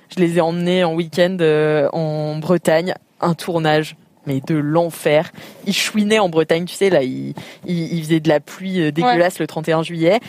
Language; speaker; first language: French; native; French